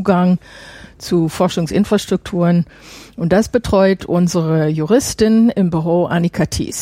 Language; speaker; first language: German; non-native, fluent; English